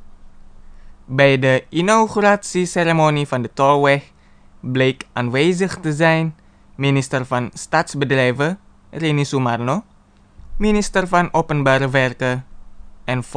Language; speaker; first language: Dutch; non-native, fluent; Indonesian